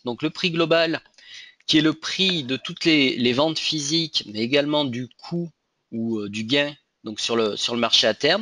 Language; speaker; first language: French; native; French